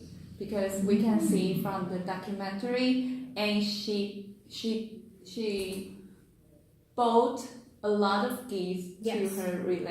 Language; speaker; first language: English; non-native, learner; Chinese